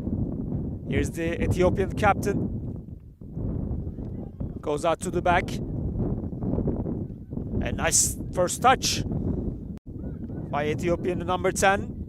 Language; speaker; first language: English; non-native, fluent; Turkish